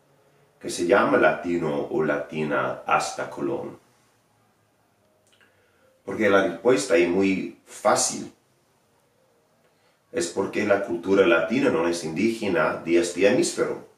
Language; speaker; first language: Spanish; non-native, fluent; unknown